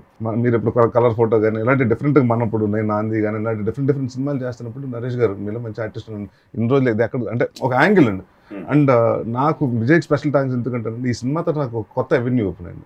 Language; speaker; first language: Telugu; native; Telugu